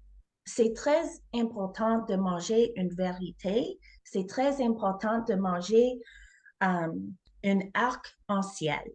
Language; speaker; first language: French; non-native, learner; English